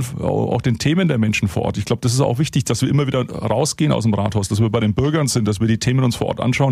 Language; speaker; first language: German; native; German